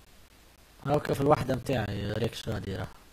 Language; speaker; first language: Arabic; native; Arabic